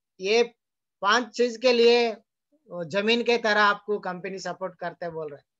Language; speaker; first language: Hindi; non-native, local second language; Telugu